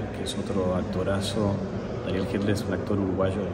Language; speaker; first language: Spanish; native; Spanish